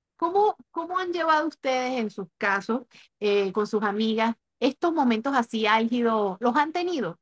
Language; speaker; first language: Spanish; native; Spanish